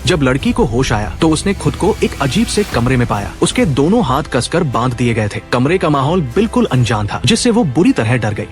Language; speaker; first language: Hindi; native; Hindi